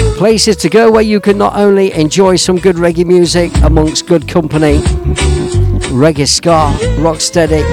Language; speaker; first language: English; native; English